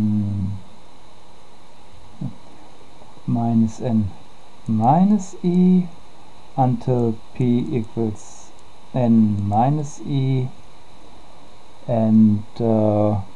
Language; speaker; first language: English; non-native, fluent; German